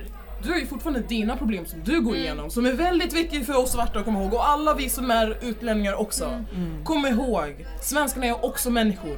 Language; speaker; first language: Swedish; non-native, fluent; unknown